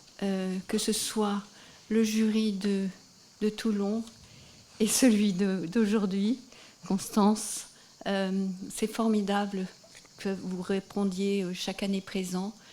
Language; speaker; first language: French; native; French